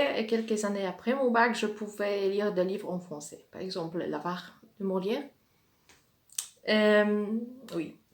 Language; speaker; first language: French; non-native, fluent; Polish